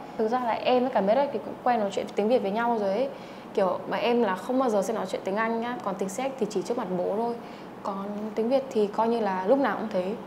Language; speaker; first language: Vietnamese; early bilingual, heritage; Czech